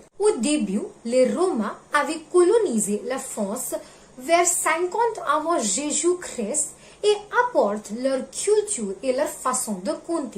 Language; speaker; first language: French; non-native, learner; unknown